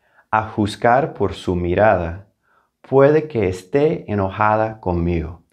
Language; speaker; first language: Spanish; non-native, fluent; English